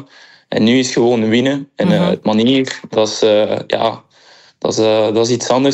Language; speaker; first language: Dutch; early bilingual, heritage; Spanish